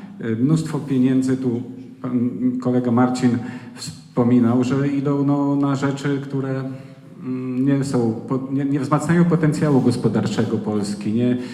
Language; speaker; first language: Polish; native; Polish